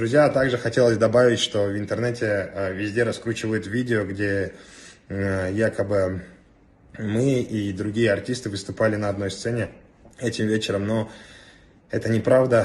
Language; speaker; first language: Russian; non-native, local second language; Kazakh